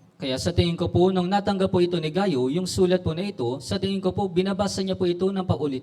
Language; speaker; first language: Filipino; native; Filipino